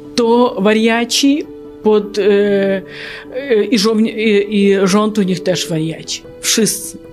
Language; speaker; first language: Polish; non-native, fluent; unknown